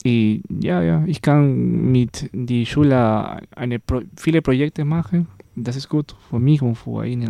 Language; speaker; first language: German; non-native, learner; Spanish